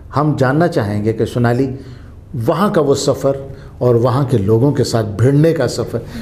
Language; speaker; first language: Hindi; native; Hindi